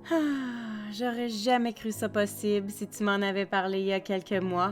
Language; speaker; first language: French; native; French